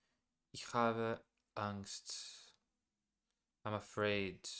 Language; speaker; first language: German; non-native, learner; English